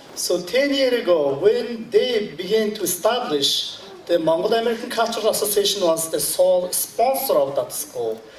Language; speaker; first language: English; non-native, learner; Mongolian